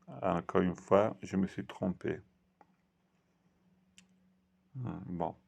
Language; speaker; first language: French; non-native, fluent; Italian